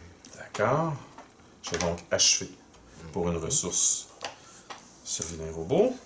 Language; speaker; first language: French; native; French